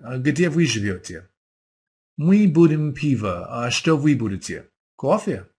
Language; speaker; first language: Russian; non-native, fluent; English